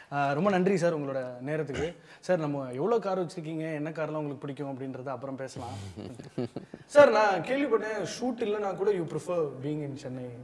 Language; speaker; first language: Tamil; native; Tamil